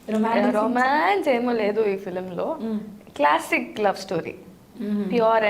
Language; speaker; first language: Telugu; non-native, learner; Tamil